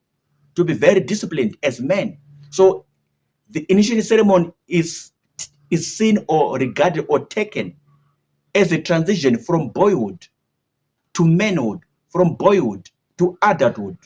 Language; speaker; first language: English; non-native, local second language; Shona